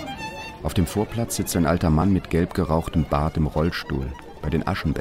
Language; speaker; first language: German; native; German